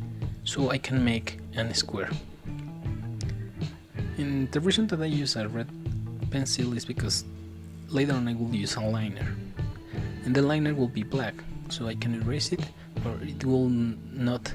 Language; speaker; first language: English; non-native, fluent; Spanish